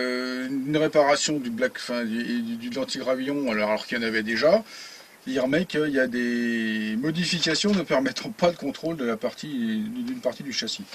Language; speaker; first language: French; native; French